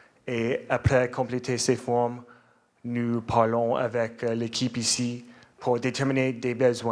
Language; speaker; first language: French; non-native, learner; English